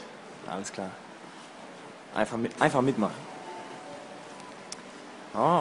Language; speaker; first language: German; native; German